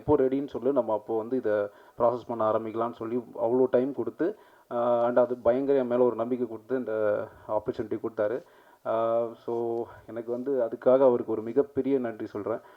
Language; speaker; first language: Tamil; native; Tamil